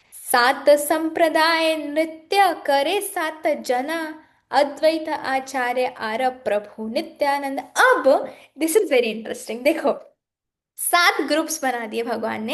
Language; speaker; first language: Hindi; native; Hindi